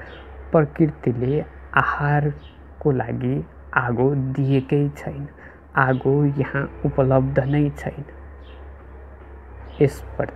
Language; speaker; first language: Nepali; native; Nepali